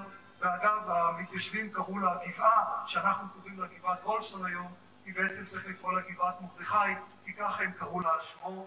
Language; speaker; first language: Hebrew; native; Hebrew